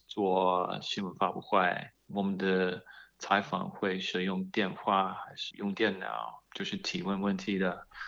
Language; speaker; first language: Chinese; non-native, fluent; English